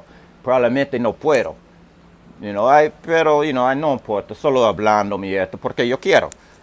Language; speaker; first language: Spanish; non-native, learner; English